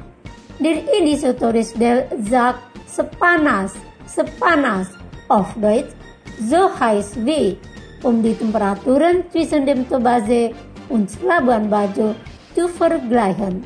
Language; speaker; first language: German; non-native, fluent; Indonesian